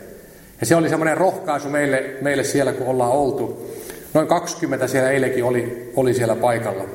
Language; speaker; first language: Finnish; native; Finnish